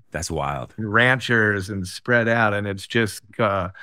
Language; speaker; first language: English; native; English